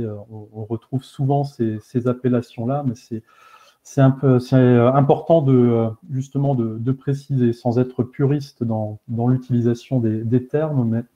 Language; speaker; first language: French; native; French